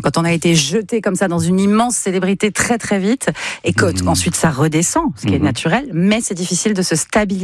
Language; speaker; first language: French; native; French